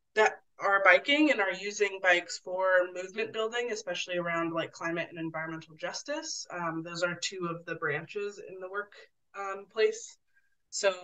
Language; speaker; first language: English; native; English